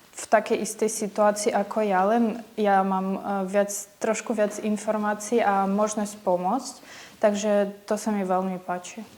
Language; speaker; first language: Slovak; non-native, learner; Ukrainian